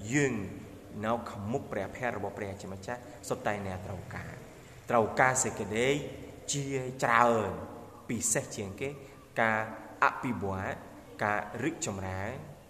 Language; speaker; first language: Khmer; non-native, fluent; Spanish